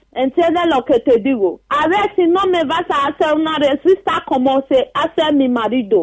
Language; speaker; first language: Spanish; non-native, learner; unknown